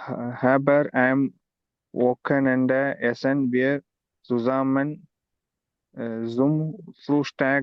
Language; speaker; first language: German; non-native, learner; Tamil